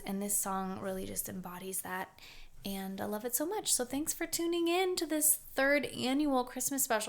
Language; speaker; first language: English; native; English